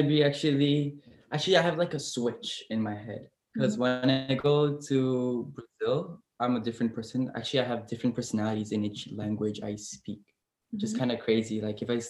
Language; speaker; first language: English; non-native, fluent; Portuguese